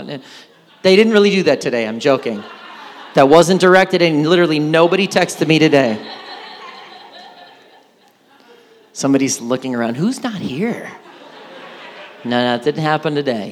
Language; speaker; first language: English; native; English